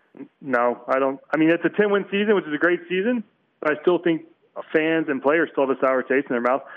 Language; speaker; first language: English; native; English